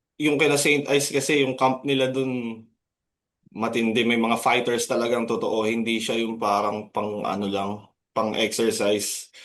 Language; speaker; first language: Filipino; native; Filipino